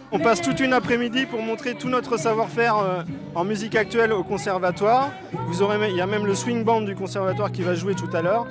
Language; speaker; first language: French; native; French